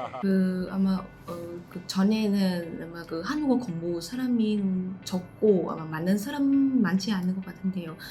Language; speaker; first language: Korean; non-native, learner; Vietnamese